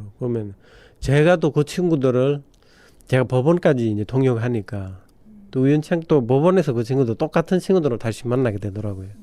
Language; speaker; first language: Korean; non-native, fluent; Bangla